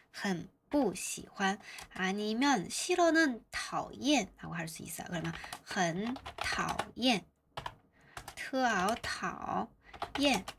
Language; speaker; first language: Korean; non-native, fluent; Chinese